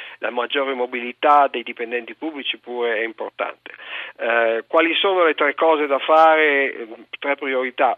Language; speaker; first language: Italian; native; Italian